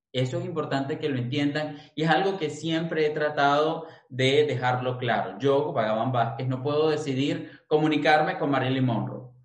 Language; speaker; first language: Spanish; native; Spanish